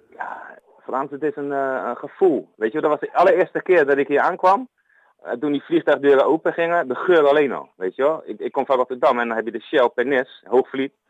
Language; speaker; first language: Dutch; native; Dutch